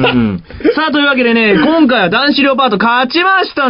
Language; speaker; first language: Japanese; native; Japanese